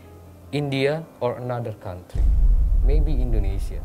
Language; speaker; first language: English; non-native, learner; Indonesian